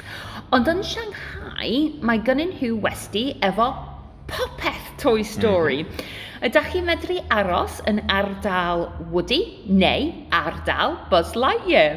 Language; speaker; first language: Welsh; non-native, learner; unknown